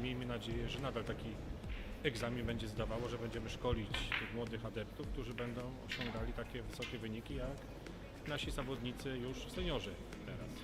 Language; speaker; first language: Polish; native; Polish